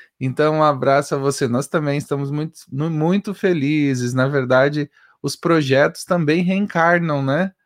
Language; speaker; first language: Portuguese; native; Portuguese